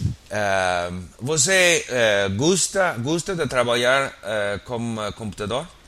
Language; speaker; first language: Portuguese; non-native, learner; English